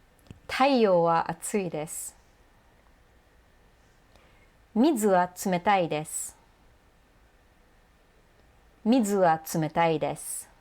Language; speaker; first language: Japanese; non-native, fluent; English